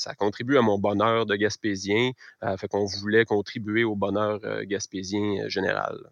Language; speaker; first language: French; native; French